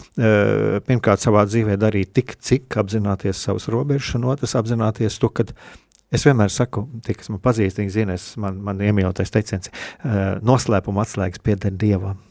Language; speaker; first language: Latvian; native; Latvian